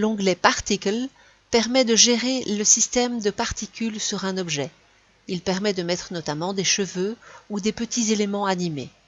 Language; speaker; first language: French; native; French